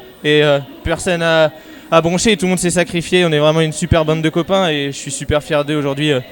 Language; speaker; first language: French; native; French